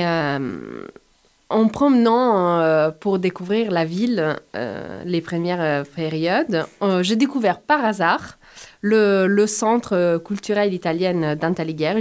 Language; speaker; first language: French; non-native, fluent; Italian